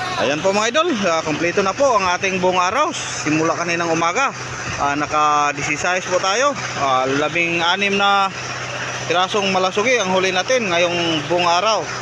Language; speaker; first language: Filipino; non-native, local second language; Cebuano